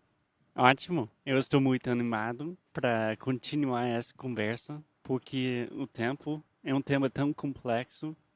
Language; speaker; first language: Portuguese; non-native, fluent; English